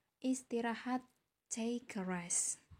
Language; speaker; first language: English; non-native, fluent; Indonesian